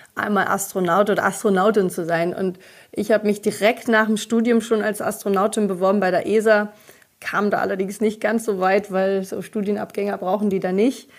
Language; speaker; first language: German; native; German